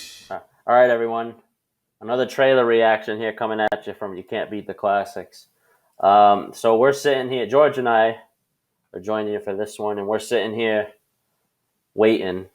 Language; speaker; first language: English; native; English